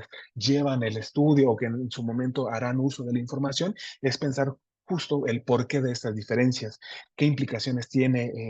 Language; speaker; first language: Spanish; native; Spanish